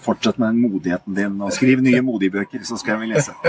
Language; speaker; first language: Norwegian; native; Norwegian